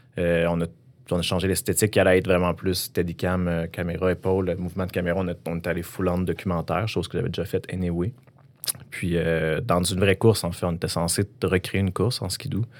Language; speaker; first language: French; native; French